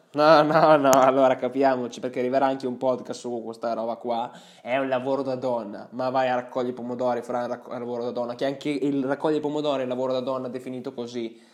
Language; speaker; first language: Italian; early bilingual, other home language; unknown